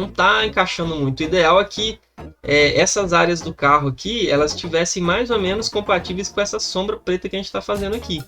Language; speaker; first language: Portuguese; native; Portuguese